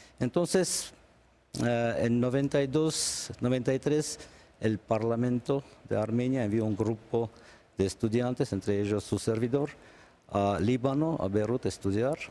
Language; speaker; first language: Spanish; non-native, fluent; Armenian